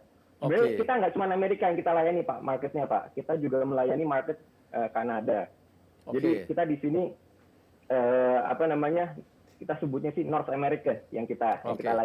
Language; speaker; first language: Indonesian; native; Indonesian